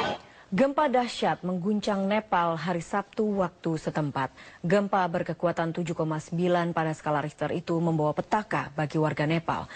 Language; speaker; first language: Indonesian; native; Indonesian